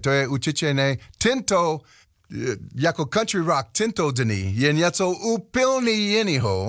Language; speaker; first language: Czech; non-native, learner; English